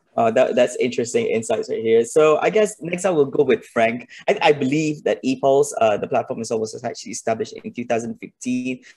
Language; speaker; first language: English; non-native, local second language; Malay